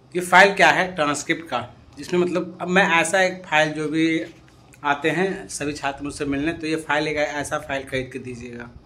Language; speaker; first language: Hindi; native; Hindi